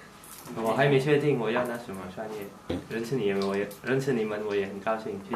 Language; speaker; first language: Chinese; non-native, learner; Indonesian